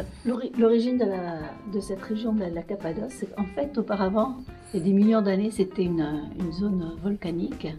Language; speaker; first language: French; native; French